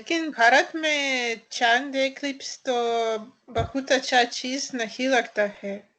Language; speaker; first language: Hindi; non-native, learner; Russian